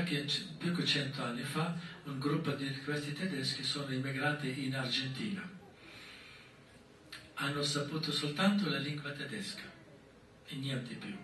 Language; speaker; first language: Italian; non-native, fluent; German